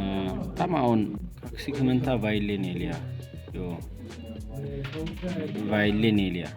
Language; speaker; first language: Finnish; non-native, learner; Amharic